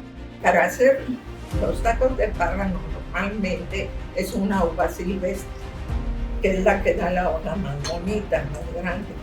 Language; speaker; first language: Spanish; non-native, fluent; Arabic